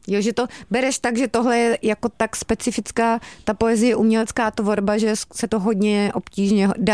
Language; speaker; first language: Czech; native; Czech